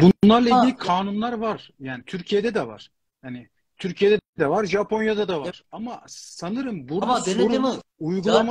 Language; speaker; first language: Turkish; native; Turkish